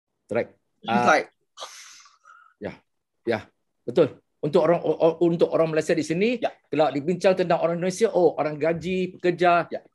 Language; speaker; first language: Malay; non-native, local second language; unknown